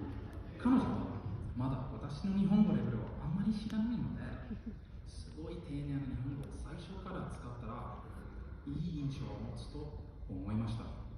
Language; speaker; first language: Japanese; non-native, fluent; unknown